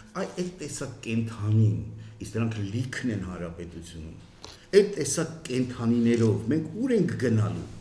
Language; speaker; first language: Armenian; native; Armenian